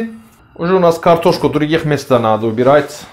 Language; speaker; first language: Russian; non-native, learner; Turkish